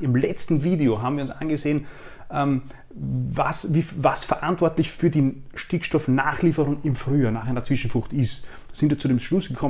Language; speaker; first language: German; native; German